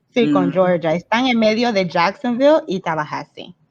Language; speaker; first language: Spanish; non-native, fluent; English